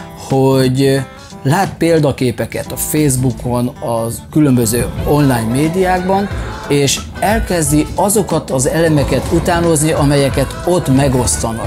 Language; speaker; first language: Hungarian; native; Hungarian